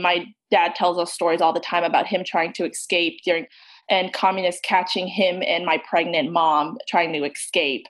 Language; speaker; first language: English; native; English